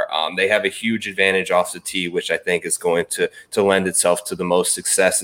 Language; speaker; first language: English; native; English